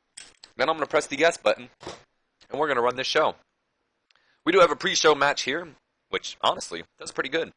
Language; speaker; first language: English; native; English